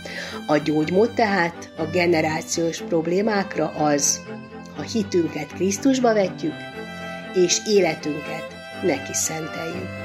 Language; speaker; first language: Hungarian; native; Hungarian